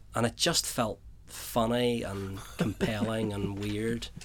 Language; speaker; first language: English; native; English